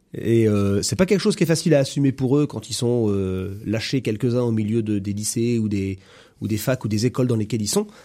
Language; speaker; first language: French; native; French